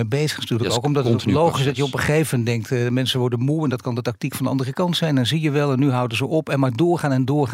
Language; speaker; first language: Dutch; native; Dutch